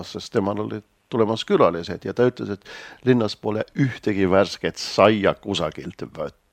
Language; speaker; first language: Estonian; non-native, fluent; Swedish